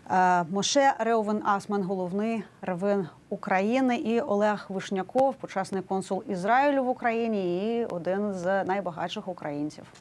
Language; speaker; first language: Ukrainian; native; Ukrainian